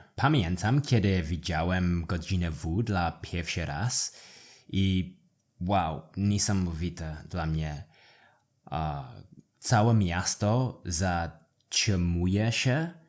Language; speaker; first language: Polish; non-native, learner; English